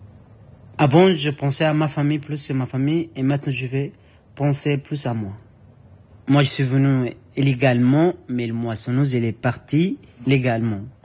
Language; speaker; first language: French; non-native, learner; Arabic